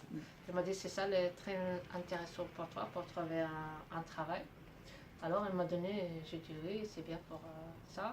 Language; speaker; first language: French; non-native, learner; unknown